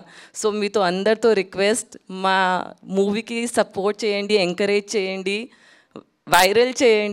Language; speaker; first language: Telugu; non-native, local second language; Hindi